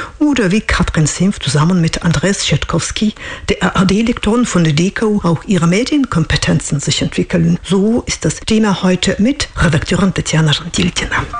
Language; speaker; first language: German; non-native, fluent; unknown